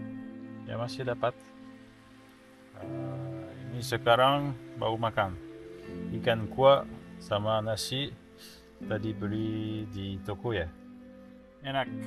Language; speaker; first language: Indonesian; non-native, fluent; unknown